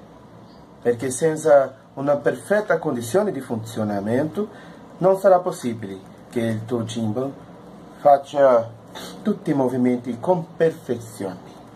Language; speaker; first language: Italian; non-native, learner; Portuguese